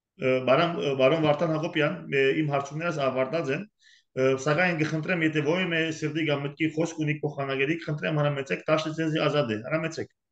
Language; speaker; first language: Armenian; early bilingual, heritage; Armenian